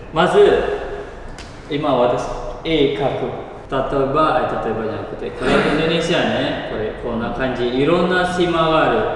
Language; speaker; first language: Japanese; non-native, learner; Indonesian